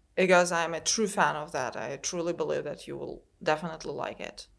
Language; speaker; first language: English; non-native, fluent; Ukrainian